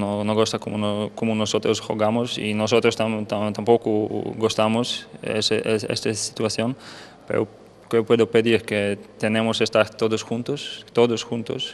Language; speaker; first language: Spanish; non-native, learner; Polish